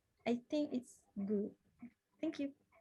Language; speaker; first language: English; non-native, fluent; Malay